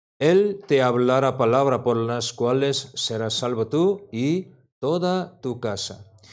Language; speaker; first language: Spanish; non-native, learner; Korean